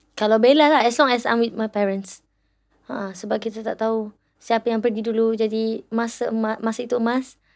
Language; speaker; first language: Malay; native; Malay